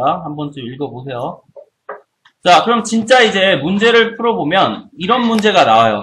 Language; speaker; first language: Korean; native; Korean